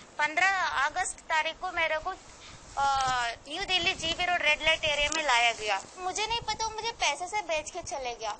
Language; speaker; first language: Hindi; non-native, local second language; Kannada